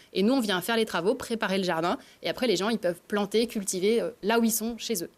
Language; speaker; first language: French; native; French